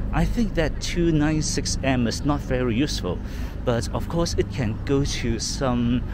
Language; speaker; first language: English; non-native, local second language; Cantonese